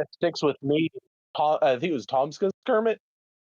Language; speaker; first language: English; native; English